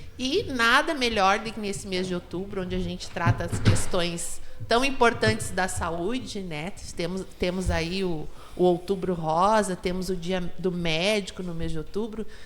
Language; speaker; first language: Portuguese; native; Portuguese